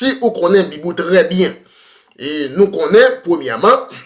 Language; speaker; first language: French; non-native, local second language; Haitian Creole